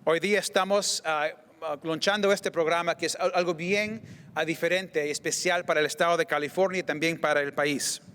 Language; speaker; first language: Spanish; early bilingual, other home language; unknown